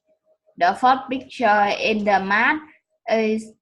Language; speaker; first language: English; non-native, learner; Vietnamese